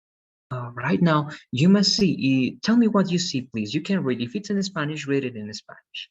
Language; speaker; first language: English; non-native, fluent; Spanish